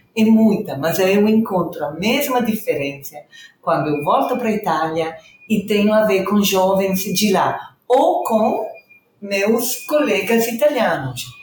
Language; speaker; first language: Portuguese; non-native, fluent; Italian